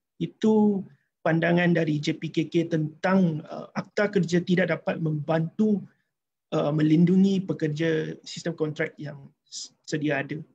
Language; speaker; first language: Malay; non-native, local second language; Chinese